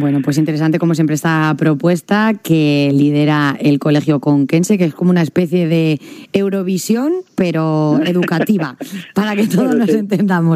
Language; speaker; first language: Spanish; native; Spanish